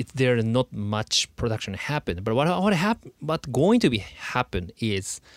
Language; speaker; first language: English; non-native, learner; Japanese